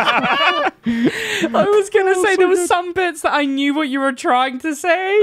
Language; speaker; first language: English; native; English